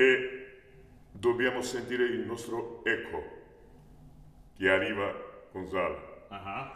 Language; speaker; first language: Italian; non-native, learner; Georgian